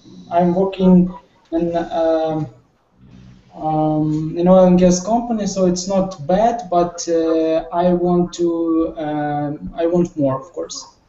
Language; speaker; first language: English; non-native, learner; Russian